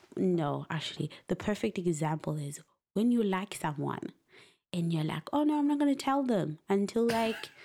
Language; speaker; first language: English; non-native, local second language; Shona